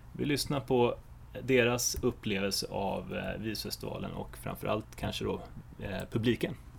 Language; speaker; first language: Swedish; native; Swedish